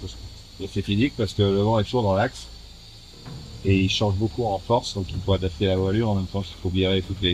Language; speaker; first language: French; native; French